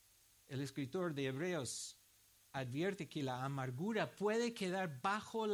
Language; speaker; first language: Spanish; non-native, fluent; English